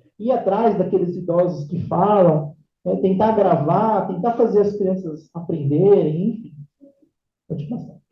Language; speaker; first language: Portuguese; native; Portuguese